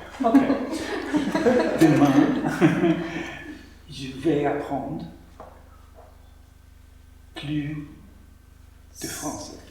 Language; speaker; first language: French; non-native, learner; English